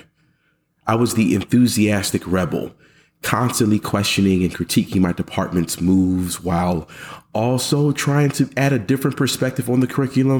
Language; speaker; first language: English; native; English